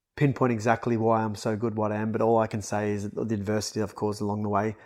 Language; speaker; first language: English; native; English